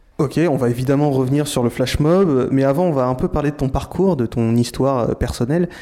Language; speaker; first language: French; native; French